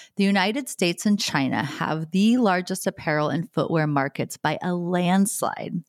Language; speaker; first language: English; native; English